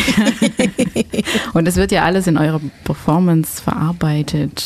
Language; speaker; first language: German; non-native, fluent; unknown